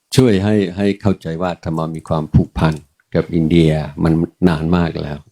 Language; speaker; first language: Thai; non-native, fluent; English